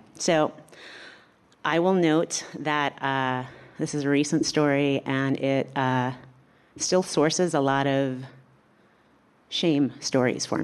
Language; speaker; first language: English; native; English